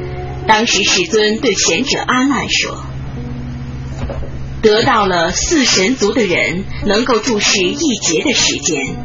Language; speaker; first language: Chinese; native; Chinese